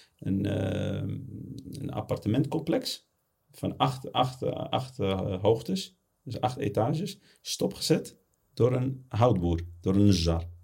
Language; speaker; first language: Dutch; early bilingual, other home language; Arabic